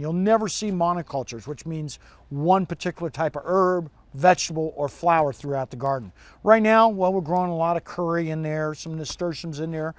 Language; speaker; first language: English; native; English